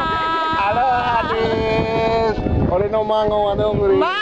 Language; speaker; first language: Japanese; non-native, fluent; English